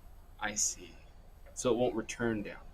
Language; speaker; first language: English; native; English